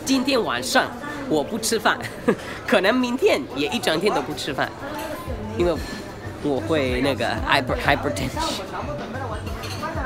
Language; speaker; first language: Chinese; non-native, fluent; English